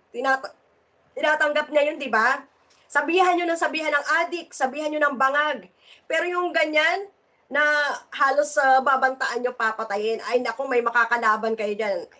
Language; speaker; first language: Filipino; native; Filipino